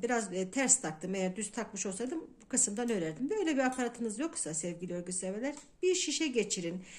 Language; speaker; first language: Turkish; native; Turkish